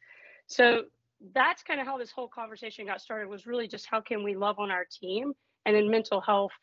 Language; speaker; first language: English; native; English